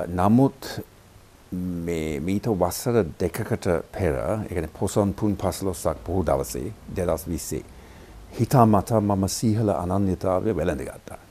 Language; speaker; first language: Sinhala; non-native, fluent; English